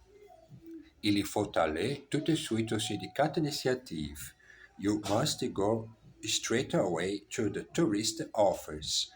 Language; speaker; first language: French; non-native, learner; German